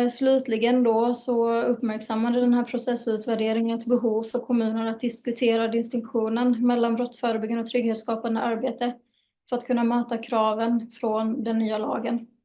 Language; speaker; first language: Swedish; native; Swedish